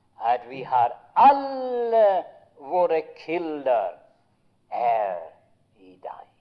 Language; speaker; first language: Norwegian; early bilingual, heritage; Norwegian